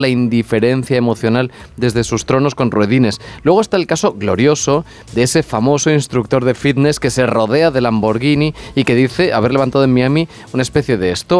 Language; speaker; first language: Spanish; native; Spanish